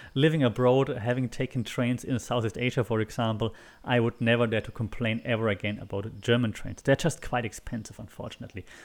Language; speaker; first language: English; non-native, fluent; German